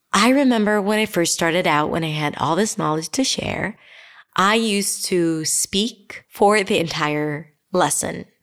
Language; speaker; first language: English; non-native, fluent; Hebrew